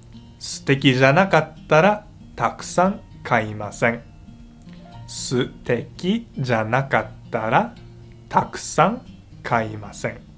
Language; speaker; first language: Japanese; non-native, fluent; Filipino